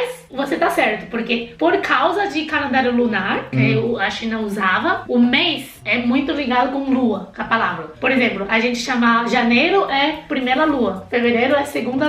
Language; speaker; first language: Portuguese; non-native, fluent; Chinese